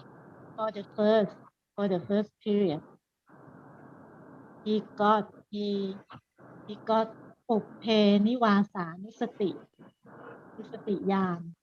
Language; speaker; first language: English; non-native, learner; Thai